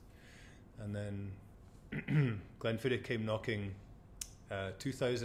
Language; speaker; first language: English; native; English